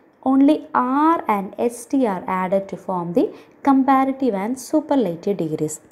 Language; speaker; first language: English; non-native, local second language; Malayalam